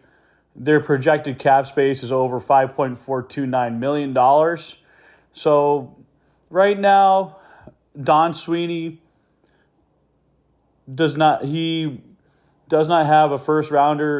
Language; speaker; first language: English; native; English